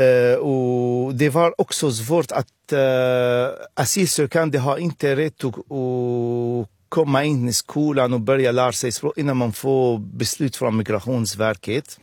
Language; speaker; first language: Swedish; non-native, fluent; Arabic